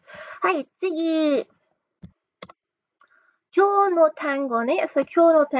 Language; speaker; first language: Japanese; non-native, fluent; English